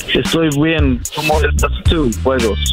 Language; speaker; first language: Spanish; non-native, learner; English